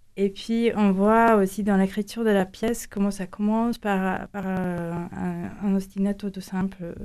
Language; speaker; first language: French; non-native, fluent; Latvian